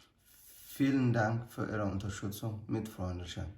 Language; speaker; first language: German; non-native, learner; Amharic